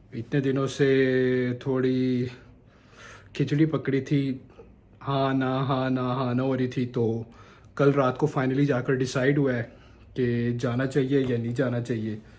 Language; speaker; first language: Urdu; native; Urdu